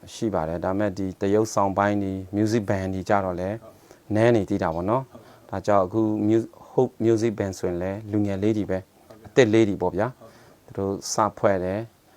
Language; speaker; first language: Burmese; non-native, local second language; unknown